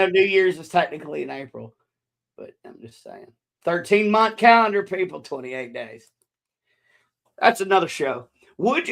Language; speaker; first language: English; native; English